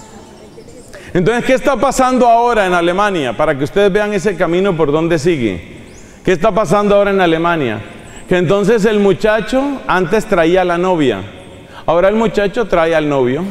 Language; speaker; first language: Spanish; native; Spanish